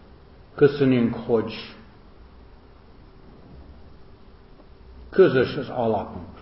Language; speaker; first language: Hungarian; non-native, fluent; English